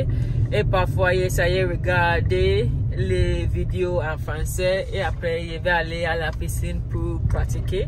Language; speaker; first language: French; non-native, learner; Akan